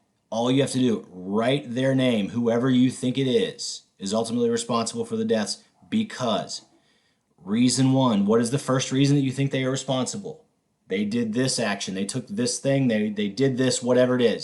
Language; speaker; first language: English; native; English